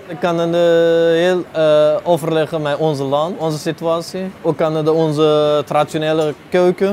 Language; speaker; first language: Dutch; non-native, local second language; Uyghur